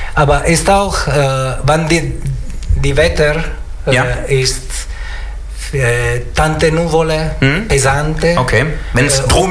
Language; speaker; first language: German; non-native, learner; Italian